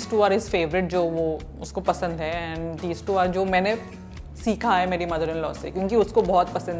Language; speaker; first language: Hindi; native; Hindi